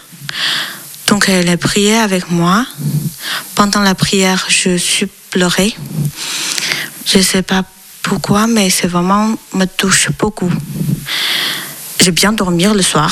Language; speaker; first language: French; non-native, learner; Chinese